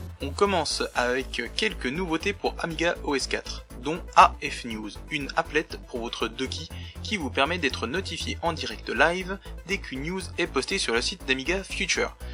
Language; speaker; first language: French; native; French